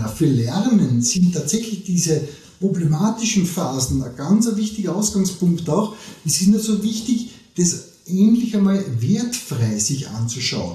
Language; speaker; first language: German; native; German